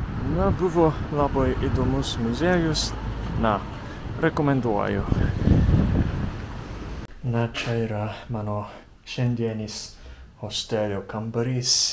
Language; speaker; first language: Lithuanian; non-native, learner; Japanese